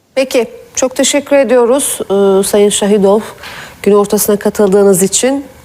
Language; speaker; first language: Turkish; native; Turkish